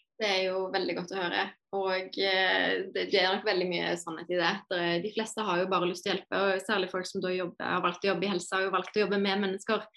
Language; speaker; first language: Norwegian; native; Norwegian